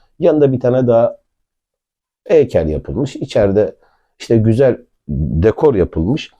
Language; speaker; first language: Turkish; native; Turkish